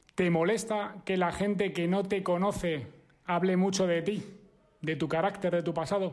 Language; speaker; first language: Spanish; native; Spanish